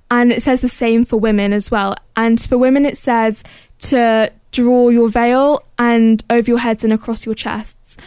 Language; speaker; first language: English; early bilingual, other home language; Arabic